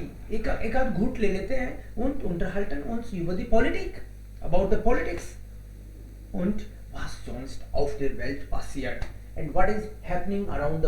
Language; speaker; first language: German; non-native, fluent; Hindi